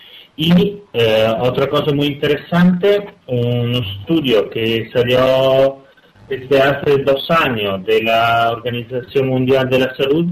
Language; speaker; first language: Spanish; non-native, fluent; Italian